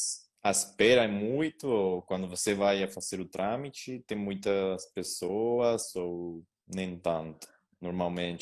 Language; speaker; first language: Portuguese; non-native, learner; Spanish